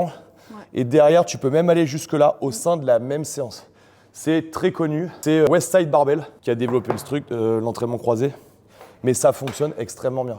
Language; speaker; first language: French; native; French